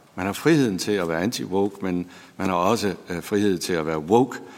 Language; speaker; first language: Danish; native; Danish